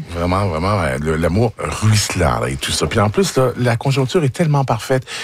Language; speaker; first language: French; native; French